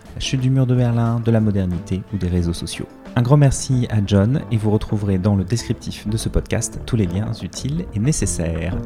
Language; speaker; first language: French; native; French